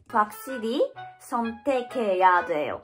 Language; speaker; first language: Korean; non-native, learner; Japanese